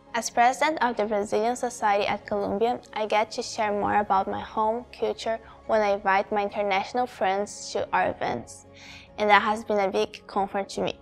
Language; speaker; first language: English; non-native, fluent; Portuguese